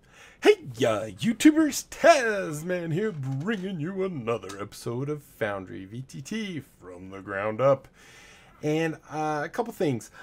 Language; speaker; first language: English; native; English